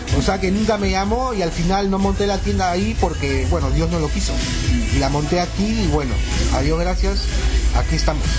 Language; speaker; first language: Spanish; native; Spanish